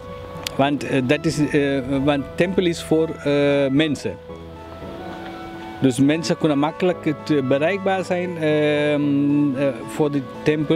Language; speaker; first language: Dutch; non-native, fluent; Tamil